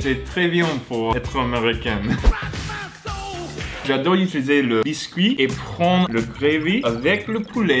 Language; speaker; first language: French; non-native, learner; English